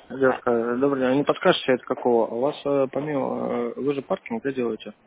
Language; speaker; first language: Russian; native; Russian